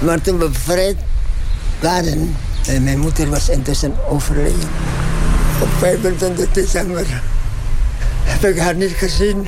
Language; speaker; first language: Dutch; non-native, local second language; Indonesian